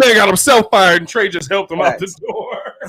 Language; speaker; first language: English; native; English